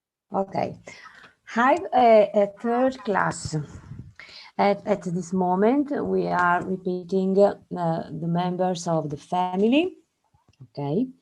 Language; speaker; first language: English; non-native, learner; Italian